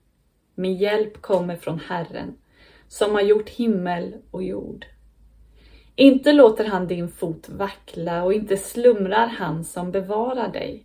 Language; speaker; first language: Swedish; native; Swedish